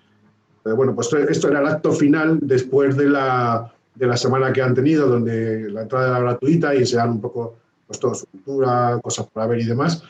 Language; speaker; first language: Spanish; native; Spanish